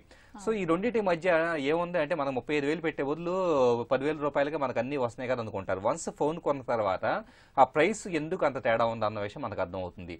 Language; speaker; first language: Telugu; native; Telugu